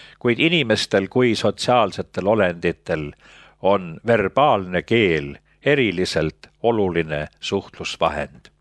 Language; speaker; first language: Estonian; native; Estonian